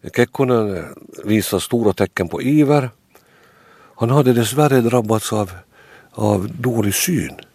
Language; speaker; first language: Swedish; native; Swedish